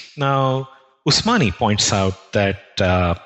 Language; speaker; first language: English; non-native, local second language; Telugu